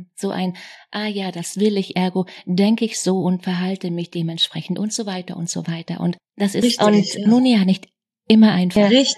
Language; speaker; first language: German; native; German